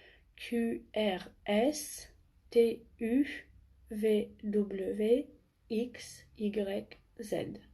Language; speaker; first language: French; non-native, fluent; Armenian